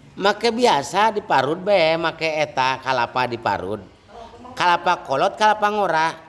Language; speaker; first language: Sundanese; non-native, fluent; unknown